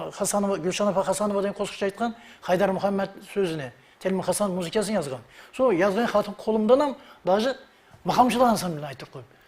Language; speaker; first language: Uzbek; non-native, local second language; Kara-Kalpak